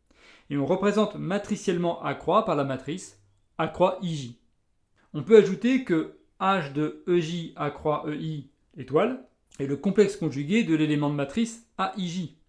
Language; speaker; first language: French; native; French